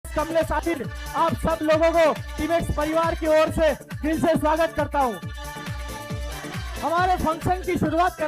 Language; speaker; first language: Hindi; non-native, local second language; Gujarati